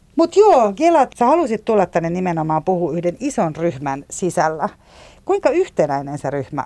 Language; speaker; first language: Finnish; native; Finnish